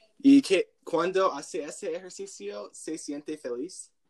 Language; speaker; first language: Spanish; non-native, learner; English